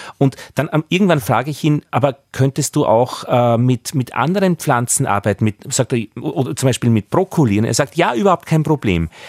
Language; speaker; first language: German; native; German